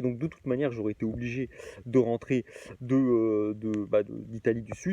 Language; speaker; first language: French; native; French